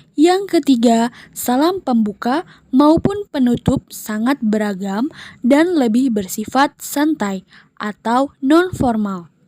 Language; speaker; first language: Indonesian; native; Indonesian